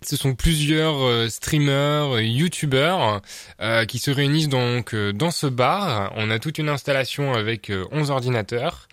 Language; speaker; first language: French; native; French